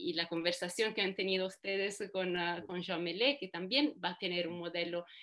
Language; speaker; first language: Spanish; non-native, fluent; Italian